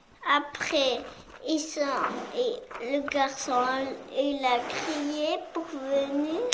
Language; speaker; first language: French; non-native, local second language; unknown